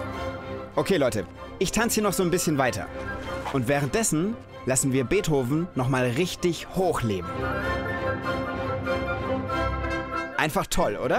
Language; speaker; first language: German; native; German